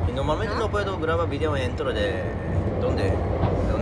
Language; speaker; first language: Spanish; non-native, learner; Japanese